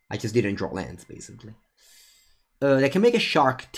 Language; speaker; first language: English; non-native, fluent; Italian